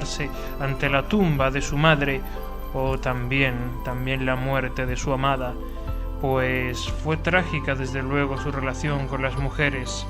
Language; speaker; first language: Spanish; native; Spanish